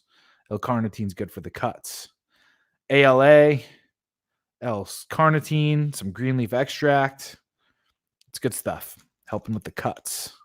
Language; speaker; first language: English; native; English